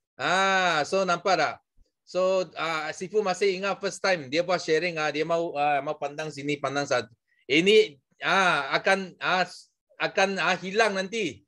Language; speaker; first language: Malay; non-native, local second language; Chinese